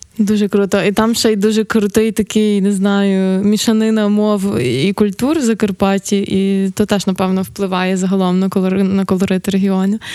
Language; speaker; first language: Ukrainian; native; Ukrainian